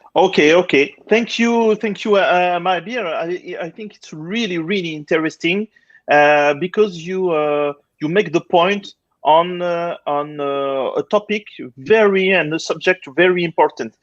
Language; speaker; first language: English; non-native, fluent; French